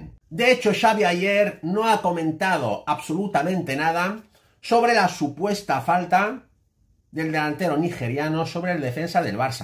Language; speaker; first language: Spanish; native; Spanish